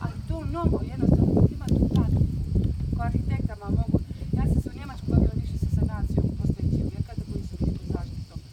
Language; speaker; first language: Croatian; non-native, fluent; German